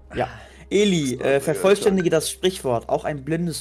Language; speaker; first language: German; native; German